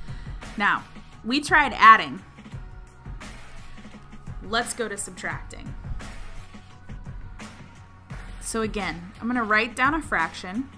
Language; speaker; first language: English; native; English